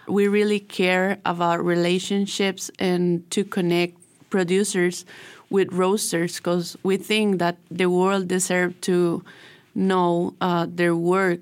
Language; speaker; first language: English; non-native, learner; Spanish